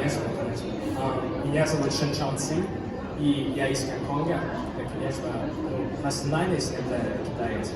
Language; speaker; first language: Russian; non-native, learner; Chinese